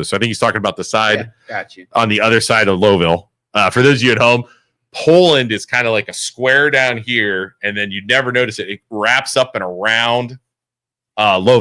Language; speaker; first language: English; native; English